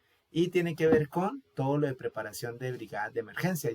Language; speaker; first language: Spanish; native; Spanish